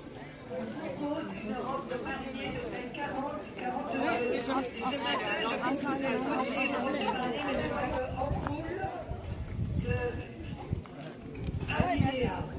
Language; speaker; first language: French; native; French